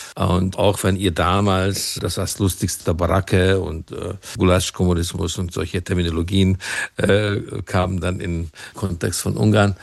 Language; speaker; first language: German; non-native, fluent; Hungarian